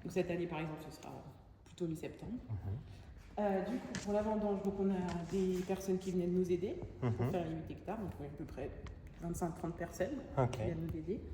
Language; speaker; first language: French; native; French